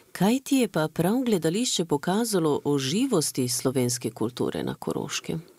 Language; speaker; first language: Slovenian; native; Slovenian